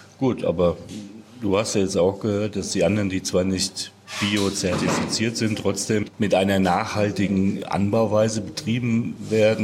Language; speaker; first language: German; native; German